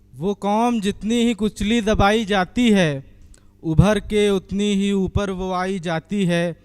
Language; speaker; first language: Urdu; native; Urdu